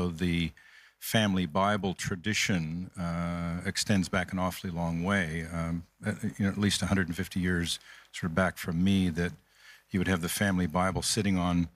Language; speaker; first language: English; native; English